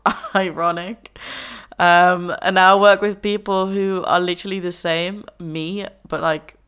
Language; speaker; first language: English; non-native, fluent; Dutch